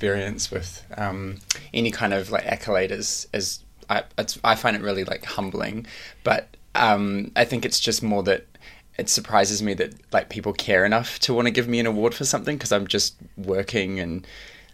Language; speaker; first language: English; native; English